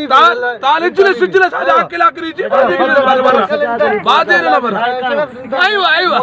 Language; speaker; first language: Arabic; non-native, learner; Sindhi